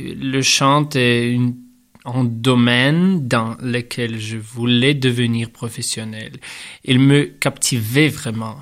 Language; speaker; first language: French; non-native, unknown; Russian